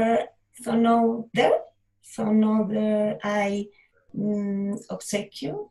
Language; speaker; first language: English; non-native, learner; Spanish